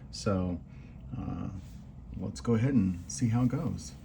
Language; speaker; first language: English; native; English